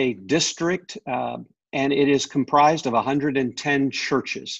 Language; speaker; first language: English; native; English